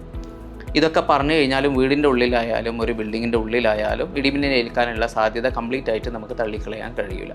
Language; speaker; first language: Malayalam; native; Malayalam